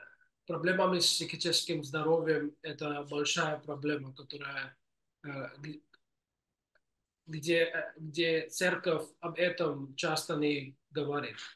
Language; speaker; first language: Russian; non-native, fluent; English